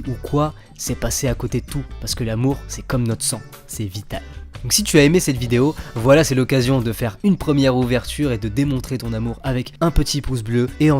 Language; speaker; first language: French; native; French